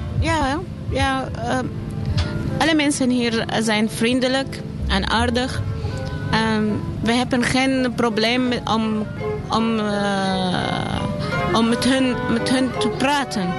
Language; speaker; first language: Dutch; non-native, learner; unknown